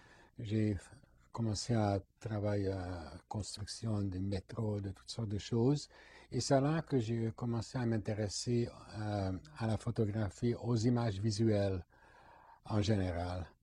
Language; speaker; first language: French; non-native, fluent; Hungarian